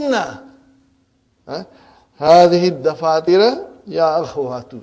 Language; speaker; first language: Arabic; non-native, fluent; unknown